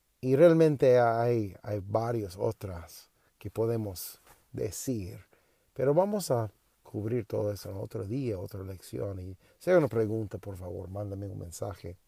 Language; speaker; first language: Spanish; non-native, learner; English